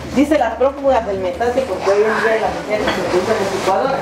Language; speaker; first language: Spanish; native; Spanish